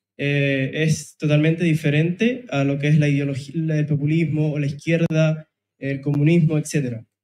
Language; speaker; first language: Spanish; non-native, fluent; Italian